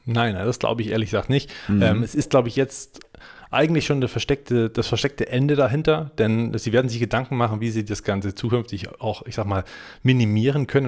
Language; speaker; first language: German; native; German